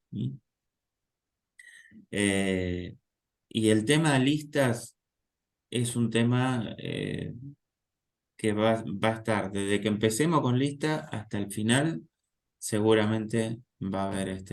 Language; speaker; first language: Spanish; native; Spanish